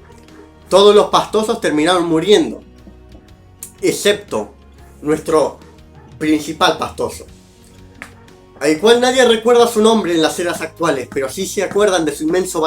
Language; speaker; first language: Spanish; native; Spanish